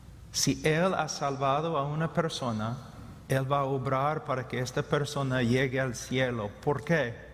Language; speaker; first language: Spanish; non-native, fluent; English